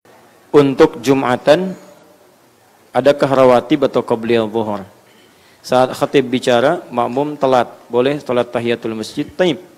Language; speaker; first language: Indonesian; native; Indonesian